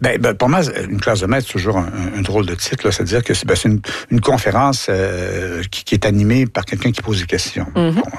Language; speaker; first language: French; native; French